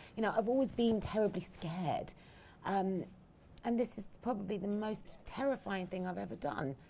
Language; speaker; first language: English; native; English